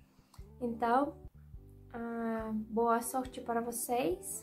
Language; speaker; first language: Portuguese; non-native, fluent; Russian